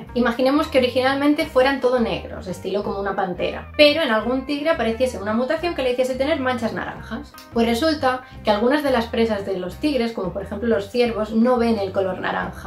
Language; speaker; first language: Spanish; native; Spanish